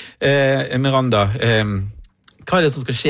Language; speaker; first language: Norwegian; native; Norwegian